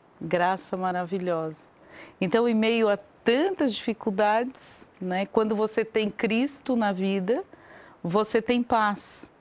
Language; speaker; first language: Portuguese; native; Portuguese